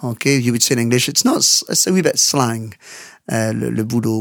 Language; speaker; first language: English; non-native, fluent; French